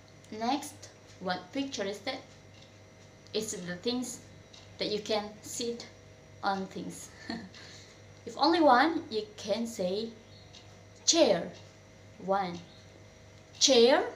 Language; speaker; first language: English; non-native, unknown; Indonesian